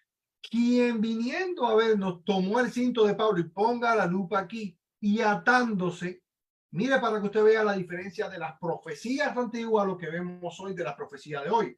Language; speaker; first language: Spanish; native; Spanish